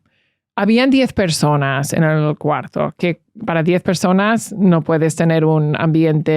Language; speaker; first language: Spanish; early bilingual, heritage; English